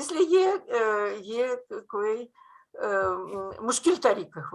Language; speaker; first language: Hindi; non-native, fluent; Russian